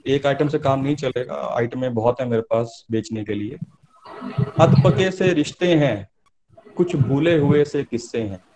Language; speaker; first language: Hindi; native; Hindi